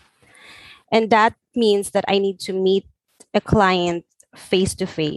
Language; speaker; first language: English; non-native, local second language; Filipino